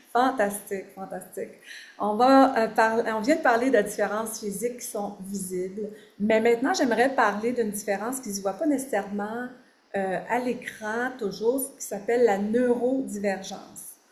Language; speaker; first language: French; native; French